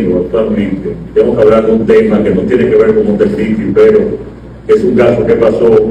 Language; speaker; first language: Spanish; native; Spanish